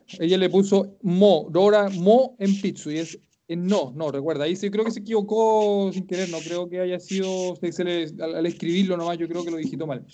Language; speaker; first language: Spanish; native; Spanish